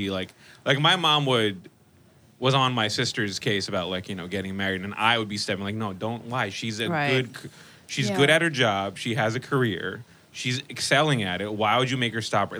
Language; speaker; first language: English; non-native, local second language; Urdu